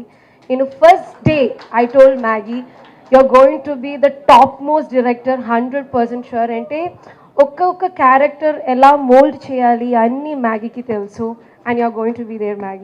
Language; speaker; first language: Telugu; non-native, fluent; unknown